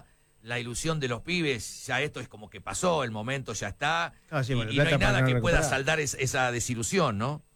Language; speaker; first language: Spanish; native; Spanish